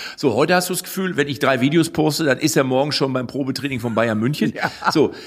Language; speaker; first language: German; native; German